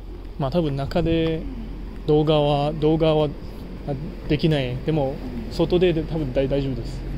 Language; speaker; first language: Japanese; non-native, learner; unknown